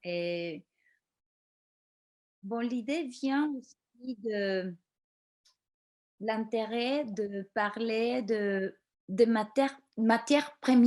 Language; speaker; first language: French; non-native, fluent; Spanish